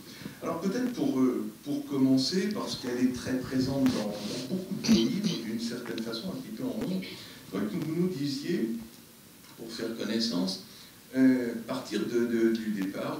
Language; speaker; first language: French; native; French